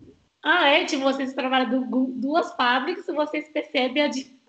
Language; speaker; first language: Portuguese; non-native, fluent; Chinese